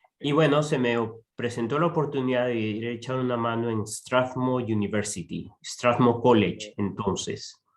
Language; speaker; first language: Spanish; native; Spanish